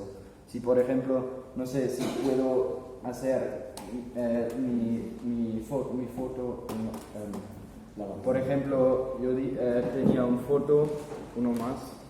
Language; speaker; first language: Spanish; non-native, fluent; German